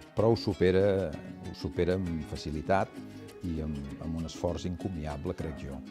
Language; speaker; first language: Catalan; native; Catalan